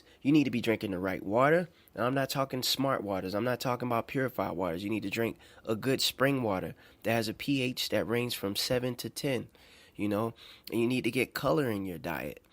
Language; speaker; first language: English; native; English